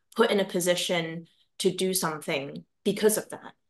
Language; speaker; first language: English; non-native, local second language; Cantonese